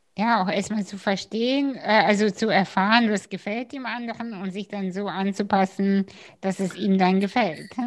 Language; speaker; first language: German; early bilingual, other home language; Russian